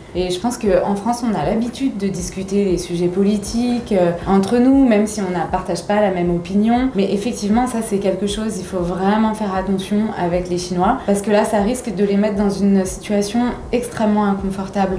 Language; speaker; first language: French; native; French